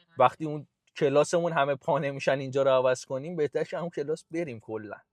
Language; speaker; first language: Persian; native; Persian